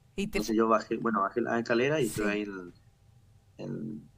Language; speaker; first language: Spanish; native; Spanish